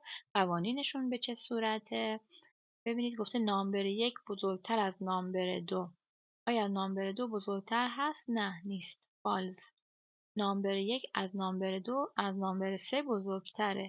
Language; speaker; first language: Persian; native; Persian